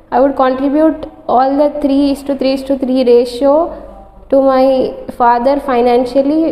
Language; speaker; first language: English; non-native, local second language; Telugu